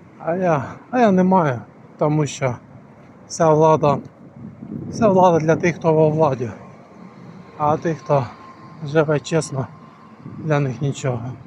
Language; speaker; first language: Ukrainian; non-native, local second language; Russian